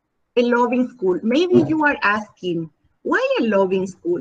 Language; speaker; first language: English; non-native, learner; Spanish